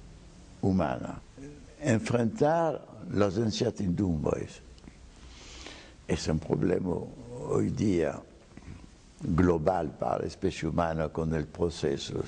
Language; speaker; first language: Spanish; non-native, fluent; French